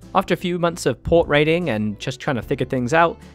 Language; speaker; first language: English; native; English